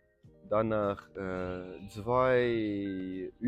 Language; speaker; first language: German; non-native, learner; French